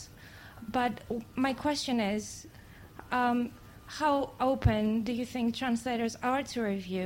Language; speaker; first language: English; non-native, fluent; Greek